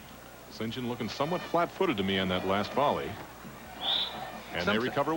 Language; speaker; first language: English; native; English